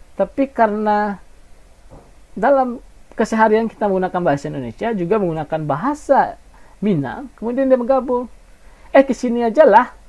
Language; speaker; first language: Indonesian; non-native, local second language; Minangkabau